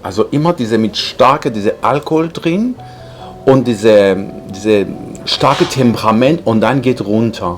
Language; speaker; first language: German; non-native, fluent; Persian